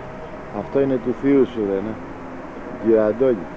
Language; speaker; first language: Greek; native; Greek